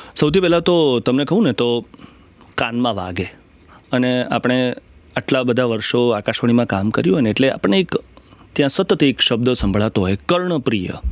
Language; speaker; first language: Gujarati; non-native, local second language; Marathi